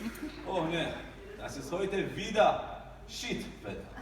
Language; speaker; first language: German; non-native, learner; Persian